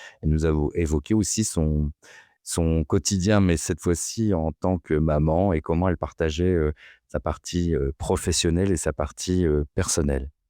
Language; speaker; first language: French; native; French